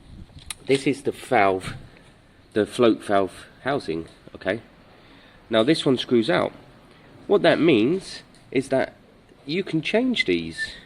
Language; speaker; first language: English; native; English